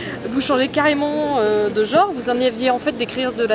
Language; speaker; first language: French; native; French